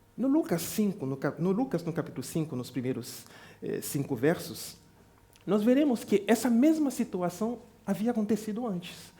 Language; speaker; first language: Portuguese; non-native, fluent; French